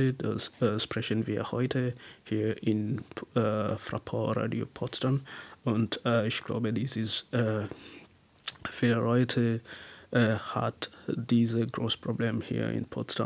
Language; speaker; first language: German; non-native, learner; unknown